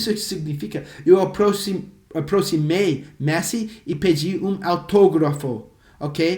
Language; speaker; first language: Portuguese; non-native, fluent; English